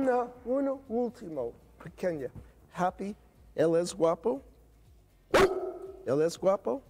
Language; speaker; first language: Spanish; non-native, learner; English